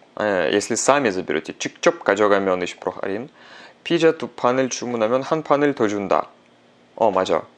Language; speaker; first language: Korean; non-native, fluent; Russian